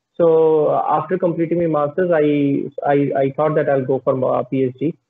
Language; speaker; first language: English; non-native, local second language; Punjabi